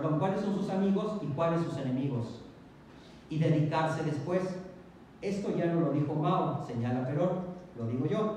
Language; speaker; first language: Spanish; native; Spanish